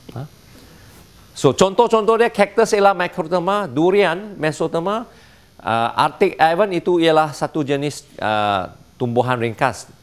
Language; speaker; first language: Malay; non-native, local second language; Chinese